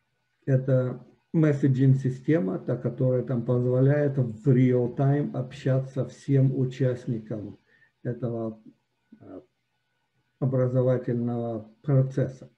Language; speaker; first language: Russian; native; Russian